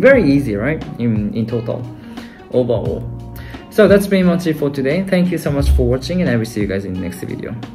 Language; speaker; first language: English; non-native, fluent; Japanese